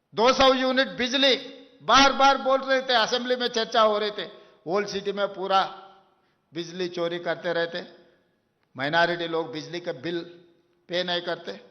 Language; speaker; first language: Hindi; non-native, local second language; Telugu